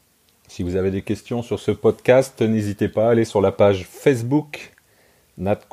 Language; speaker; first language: French; native; French